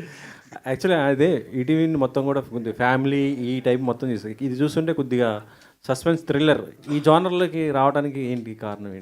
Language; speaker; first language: Telugu; native; Telugu